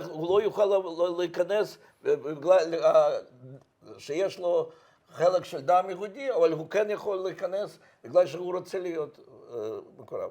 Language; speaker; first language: Hebrew; non-native, fluent; Russian